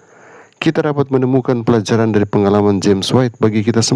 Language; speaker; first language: Indonesian; native; Indonesian